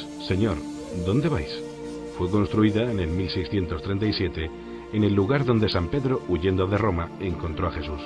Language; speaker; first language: Spanish; native; Spanish